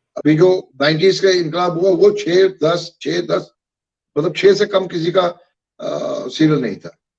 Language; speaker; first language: Hindi; non-native, local second language; Kashmiri